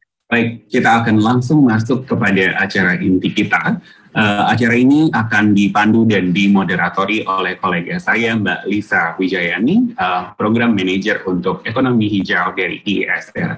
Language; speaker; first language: Indonesian; native; Indonesian